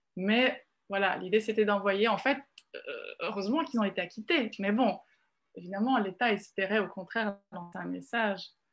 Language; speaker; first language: French; non-native, fluent; Italian